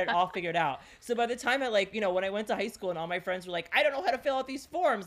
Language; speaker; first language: English; early bilingual, other home language; Greek